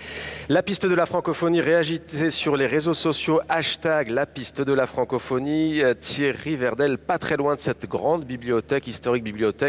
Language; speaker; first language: French; native; French